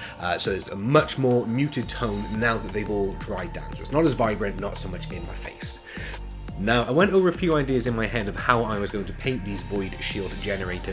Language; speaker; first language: English; native; English